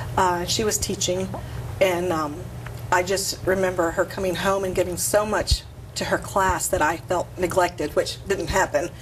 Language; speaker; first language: English; native; English